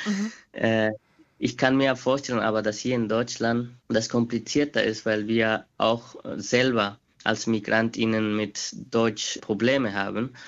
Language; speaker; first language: German; non-native, fluent; Quechua